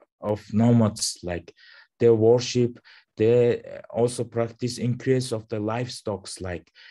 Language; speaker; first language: English; non-native, learner; Mongolian